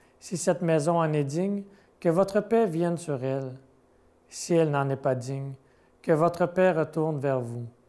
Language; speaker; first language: French; native; French